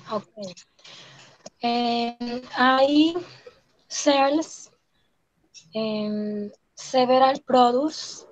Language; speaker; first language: English; non-native, learner; Spanish